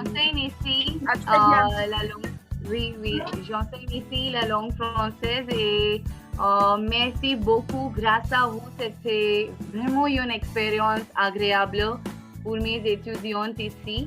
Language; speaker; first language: French; non-native, fluent; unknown